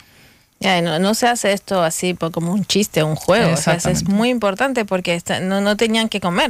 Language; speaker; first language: Spanish; native; Spanish